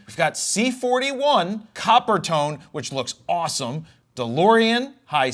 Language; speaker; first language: English; native; English